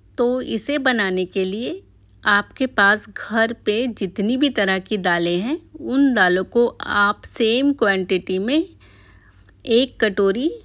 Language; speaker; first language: Hindi; native; Hindi